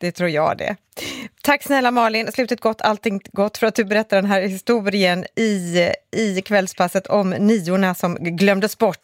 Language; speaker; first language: Swedish; native; Swedish